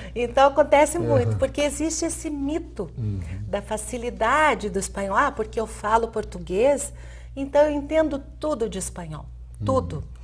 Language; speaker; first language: Portuguese; native; Portuguese